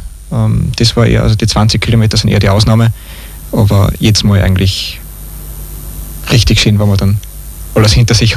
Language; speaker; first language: German; native; German